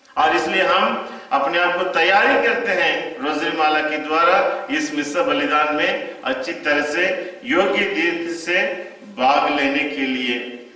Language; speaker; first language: Hindi; non-native, local second language; Tamil